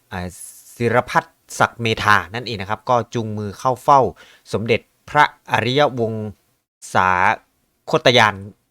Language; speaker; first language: Thai; native; Thai